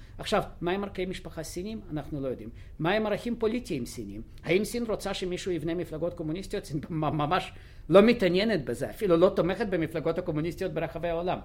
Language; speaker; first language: Hebrew; non-native, fluent; Russian